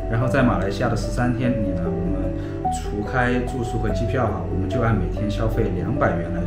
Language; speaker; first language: Chinese; native; Chinese